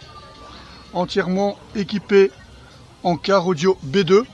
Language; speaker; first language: French; native; French